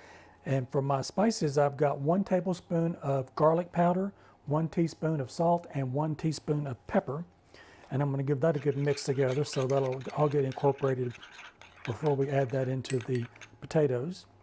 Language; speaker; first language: English; native; English